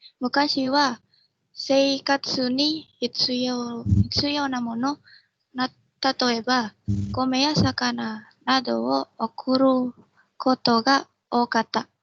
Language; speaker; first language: Japanese; non-native, learner; Indonesian